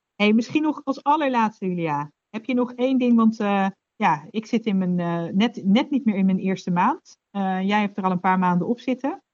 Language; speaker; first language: Dutch; native; Dutch